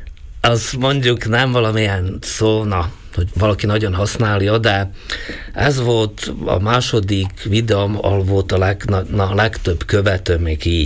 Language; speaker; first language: Hungarian; non-native, local second language; Slovak